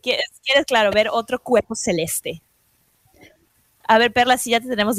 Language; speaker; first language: Spanish; native; Spanish